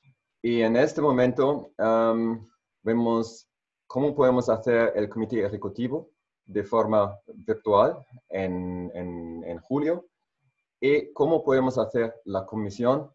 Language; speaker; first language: Spanish; non-native, fluent; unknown